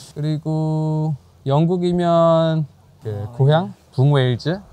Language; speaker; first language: Korean; native; Korean